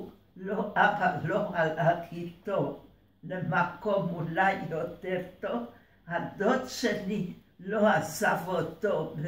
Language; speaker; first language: Hebrew; early bilingual, other home language; Hungarian